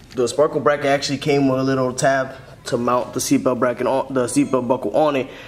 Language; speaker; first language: English; native; English